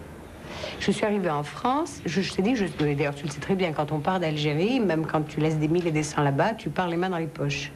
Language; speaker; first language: French; non-native, local second language; Arabic